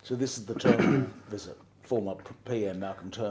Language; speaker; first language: English; native; English